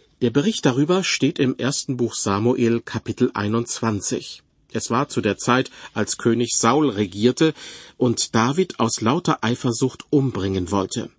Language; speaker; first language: German; native; German